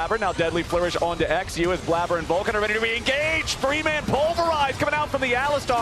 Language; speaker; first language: English; native; English